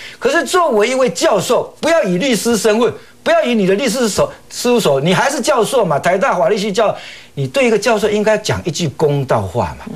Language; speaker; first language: Chinese; native; Chinese